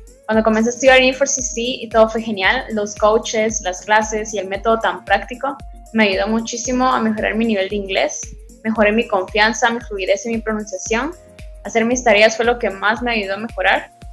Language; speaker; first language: Spanish; native; Spanish